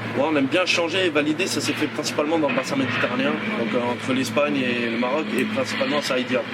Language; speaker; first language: French; early bilingual, other home language; Arabic